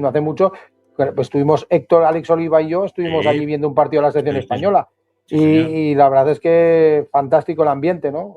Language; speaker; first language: Spanish; native; Spanish